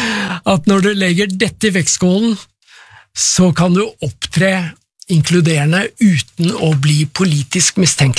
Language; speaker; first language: Norwegian; native; Norwegian